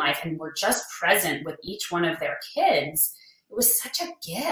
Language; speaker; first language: English; native; English